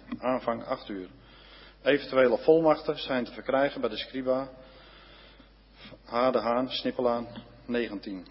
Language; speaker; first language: Dutch; native; Dutch